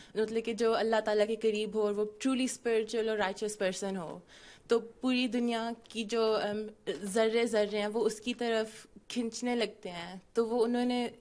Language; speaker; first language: Urdu; early bilingual, heritage; Hindi